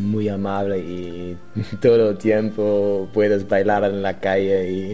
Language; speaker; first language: Spanish; non-native, learner; German